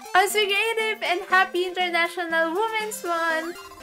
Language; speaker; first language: English; non-native, local second language; Filipino